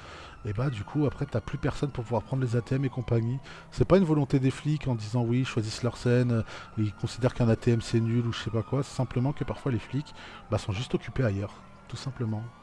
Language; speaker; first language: French; native; French